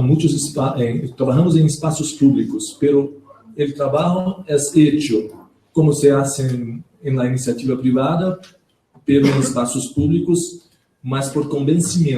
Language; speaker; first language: Spanish; non-native, learner; Portuguese